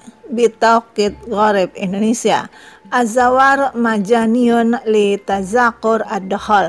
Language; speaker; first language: Arabic; non-native, fluent; Indonesian